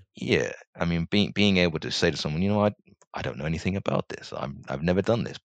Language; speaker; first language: English; native; English